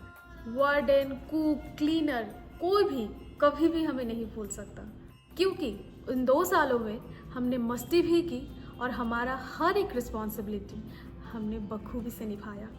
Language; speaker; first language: Hindi; native; Hindi